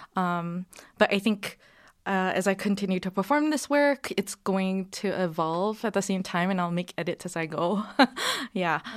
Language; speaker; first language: English; native; English